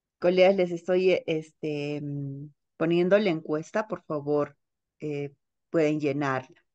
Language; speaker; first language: Spanish; native; Spanish